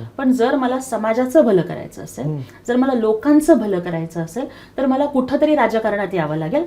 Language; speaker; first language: Marathi; non-native, local second language; Telugu